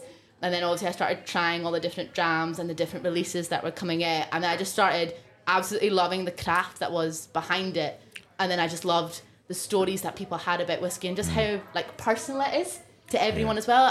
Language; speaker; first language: English; non-native, local second language; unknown